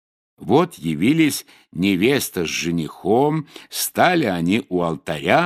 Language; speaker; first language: Russian; native; Russian